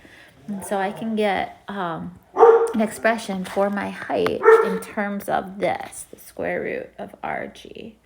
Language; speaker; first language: English; native; English